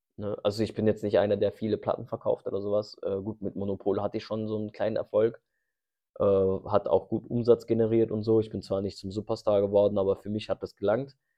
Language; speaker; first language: German; early bilingual, other home language; Turkish